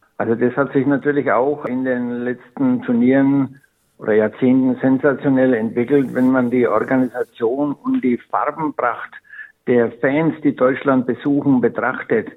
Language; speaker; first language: German; native; German